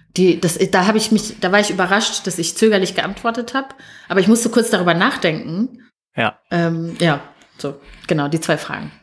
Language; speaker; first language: German; early bilingual, other home language; Kinyarwanda